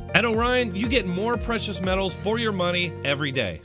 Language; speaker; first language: English; native; English